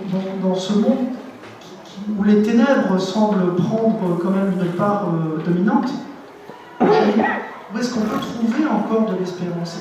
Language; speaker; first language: French; native; French